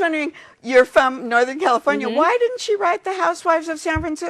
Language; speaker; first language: English; native; English